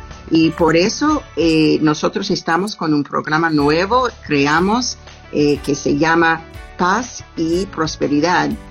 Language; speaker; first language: Spanish; non-native, fluent; English